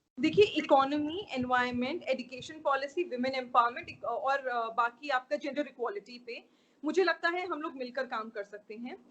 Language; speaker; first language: Hindi; native; Hindi